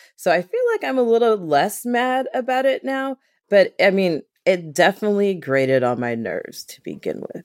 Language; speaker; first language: English; native; English